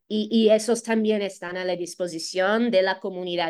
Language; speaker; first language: Spanish; non-native, fluent; English